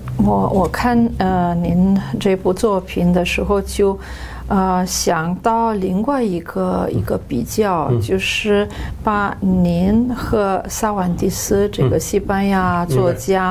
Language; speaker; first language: Chinese; non-native, fluent; Romanian